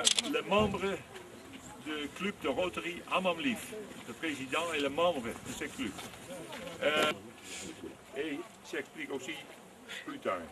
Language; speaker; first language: French; non-native, fluent; Dutch